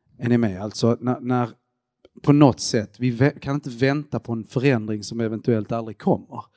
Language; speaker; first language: Swedish; early bilingual, other home language; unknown